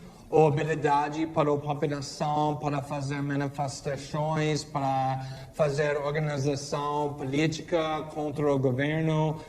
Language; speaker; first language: Portuguese; non-native, fluent; English